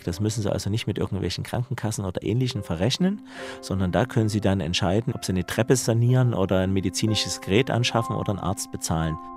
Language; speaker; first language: German; native; German